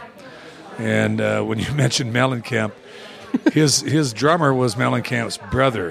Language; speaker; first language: English; native; English